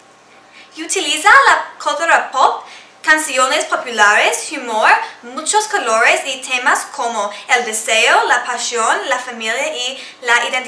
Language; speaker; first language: Spanish; non-native, learner; English